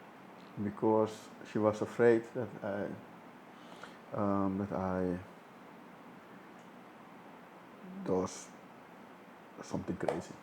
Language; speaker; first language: English; non-native, fluent; Dutch